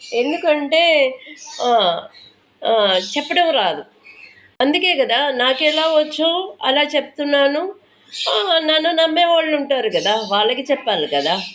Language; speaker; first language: Telugu; non-native, local second language; Tamil